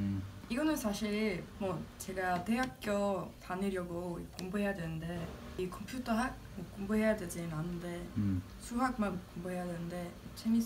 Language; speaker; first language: Korean; non-native, learner; Swedish